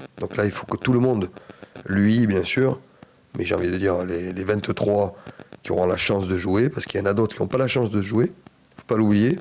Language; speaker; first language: French; native; French